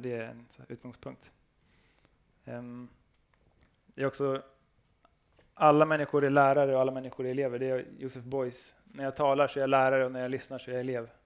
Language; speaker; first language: Swedish; native; Swedish